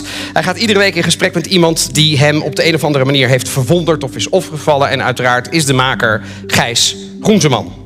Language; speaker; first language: Dutch; native; Dutch